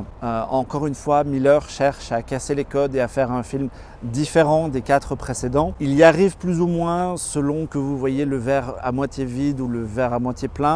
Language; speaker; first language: French; native; French